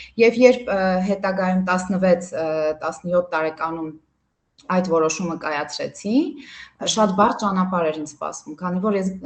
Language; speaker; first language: Armenian; early bilingual, heritage; Armenian